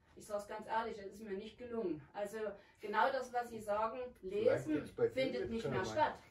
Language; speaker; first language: German; native; German